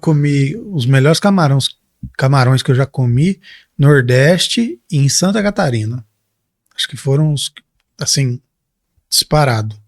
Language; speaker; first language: Portuguese; native; Portuguese